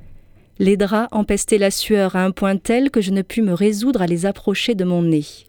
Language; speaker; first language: French; native; French